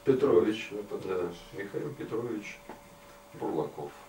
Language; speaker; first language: Russian; native; Russian